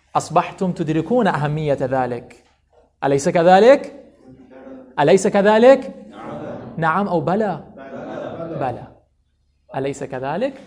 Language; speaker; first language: Arabic; non-native, fluent; Persian